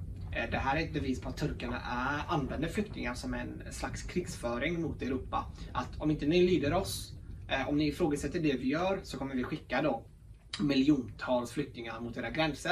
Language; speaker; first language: Swedish; early bilingual, other home language; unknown